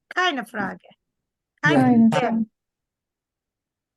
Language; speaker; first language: German; non-native, fluent; Turkish